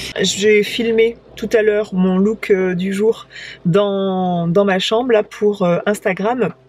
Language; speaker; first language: French; native; French